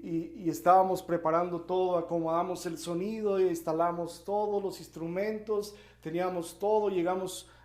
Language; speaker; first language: Spanish; native; Spanish